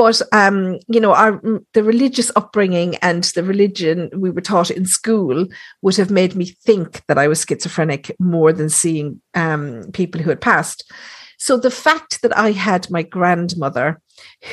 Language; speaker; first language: English; native; English